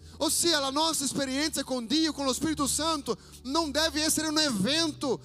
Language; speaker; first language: Italian; non-native, fluent; Portuguese